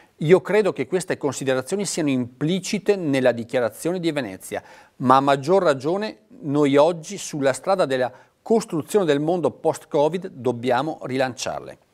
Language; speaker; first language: Italian; native; Italian